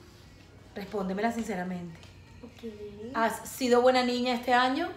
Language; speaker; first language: Spanish; native; Spanish